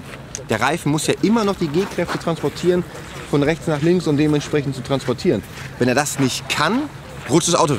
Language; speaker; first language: German; native; German